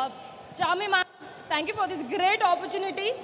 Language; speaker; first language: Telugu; non-native, learner; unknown